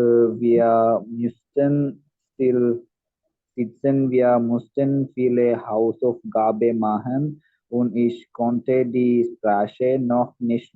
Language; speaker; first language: German; non-native, learner; Malayalam